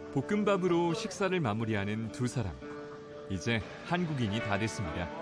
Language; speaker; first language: Korean; native; Korean